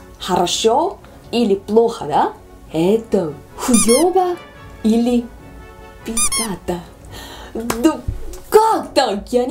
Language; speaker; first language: Russian; non-native, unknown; Korean